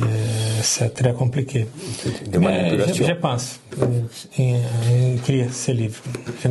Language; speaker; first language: French; non-native, learner; Portuguese